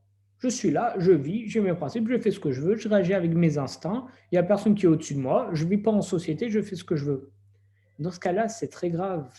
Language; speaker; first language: French; native; French